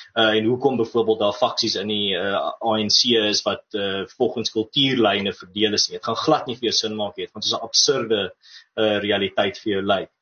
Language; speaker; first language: Afrikaans; native; Afrikaans